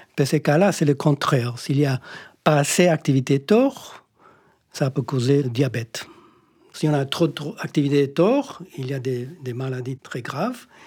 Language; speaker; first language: French; non-native, fluent; English